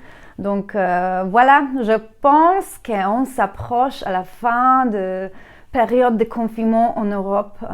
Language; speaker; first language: French; non-native, learner; Polish